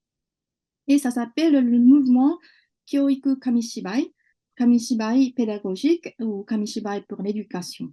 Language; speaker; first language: French; non-native, fluent; Japanese